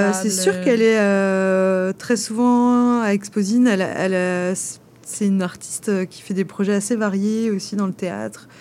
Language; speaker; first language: French; native; French